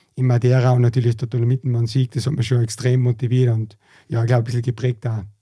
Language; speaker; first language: German; native; German